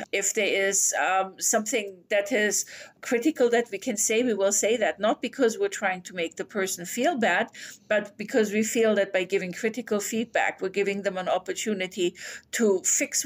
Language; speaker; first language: English; non-native, fluent; German